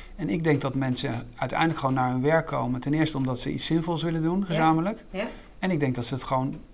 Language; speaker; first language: Dutch; native; Dutch